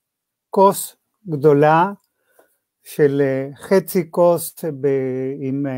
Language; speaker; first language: Hebrew; non-native, fluent; Spanish